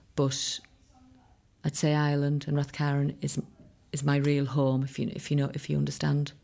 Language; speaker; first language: English; early bilingual, other home language; Irish